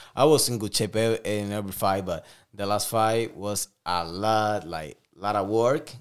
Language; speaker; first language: English; non-native, learner; Spanish